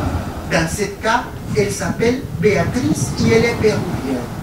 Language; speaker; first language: French; non-native, fluent; Spanish